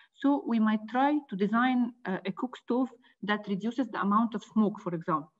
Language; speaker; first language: English; non-native, fluent; Arabic